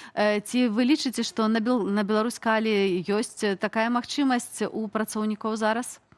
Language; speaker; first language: Belarusian; native; Belarusian